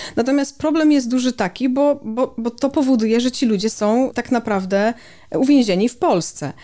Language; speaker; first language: Polish; native; Polish